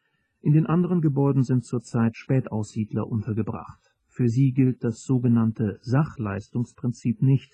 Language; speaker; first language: German; native; German